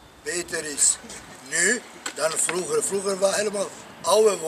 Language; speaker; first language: Dutch; non-native, learner; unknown